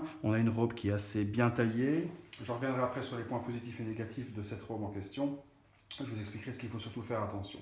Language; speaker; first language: French; native; French